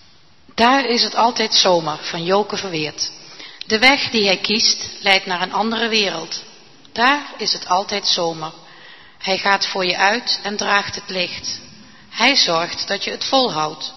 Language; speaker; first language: Dutch; native; Dutch